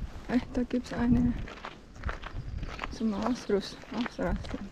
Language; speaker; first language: German; non-native, learner; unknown